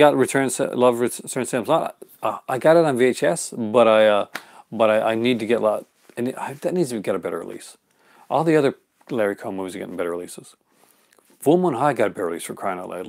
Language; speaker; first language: English; native; English